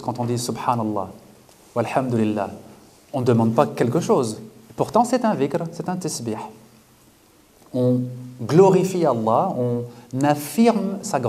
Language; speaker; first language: French; native; French